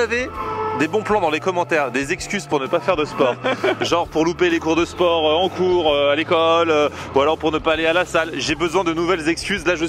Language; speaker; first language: French; native; French